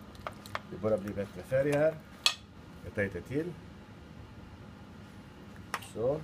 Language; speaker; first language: Swedish; non-native, learner; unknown